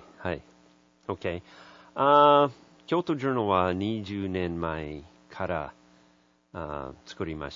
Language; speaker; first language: Japanese; non-native, learner; English